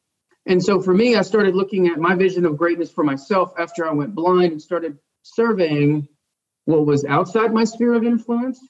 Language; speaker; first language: English; native; English